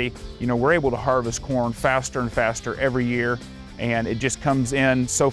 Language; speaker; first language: English; native; English